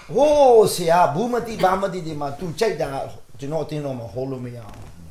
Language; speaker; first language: Burmese; non-native, local second language; Hakha Chin